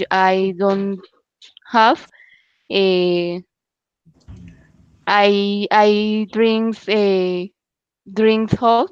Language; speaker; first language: English; non-native, learner; Spanish